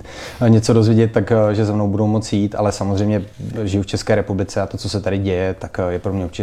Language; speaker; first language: Czech; native; Czech